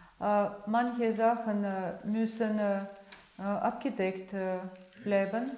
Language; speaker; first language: German; non-native, fluent; Russian